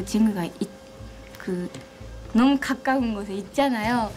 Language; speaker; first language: Korean; non-native, fluent; Japanese